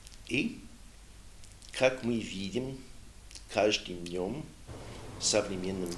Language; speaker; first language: Russian; non-native, learner; English